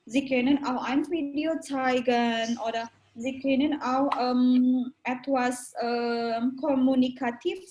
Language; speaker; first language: German; non-native, learner; Indonesian